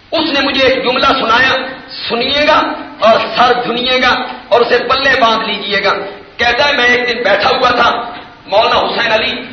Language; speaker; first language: Urdu; non-native, local second language; Punjabi